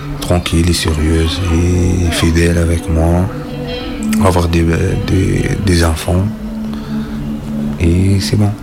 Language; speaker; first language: French; non-native, learner; Arabic